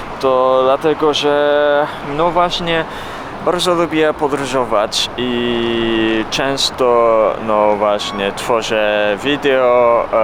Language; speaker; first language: Polish; non-native, learner; Japanese